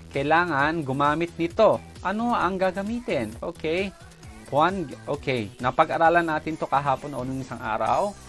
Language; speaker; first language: Filipino; native; Filipino